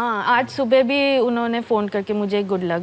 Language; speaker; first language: Hindi; non-native, local second language; Bangla